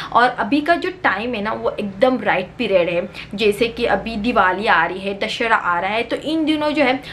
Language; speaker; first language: Hindi; native; Hindi